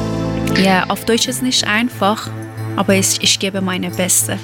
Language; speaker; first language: German; non-native, learner; Persian